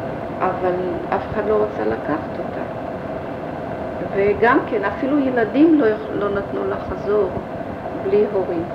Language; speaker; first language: Hebrew; early bilingual, other home language; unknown